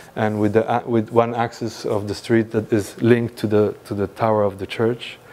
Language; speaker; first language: English; non-native, fluent; Italian